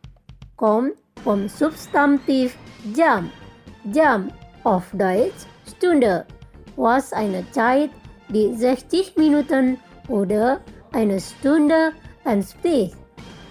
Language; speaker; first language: German; non-native, fluent; Indonesian